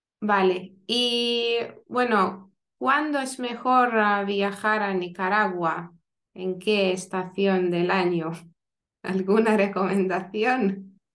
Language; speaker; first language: Spanish; non-native, fluent; Lithuanian